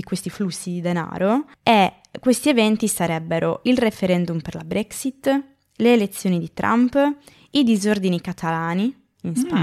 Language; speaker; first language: Italian; native; Italian